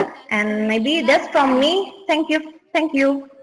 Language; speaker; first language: English; non-native, learner; Indonesian